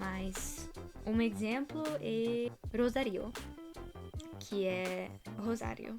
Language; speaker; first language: Portuguese; non-native, fluent; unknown